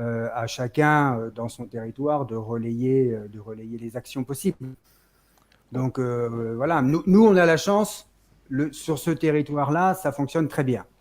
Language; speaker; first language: French; native; French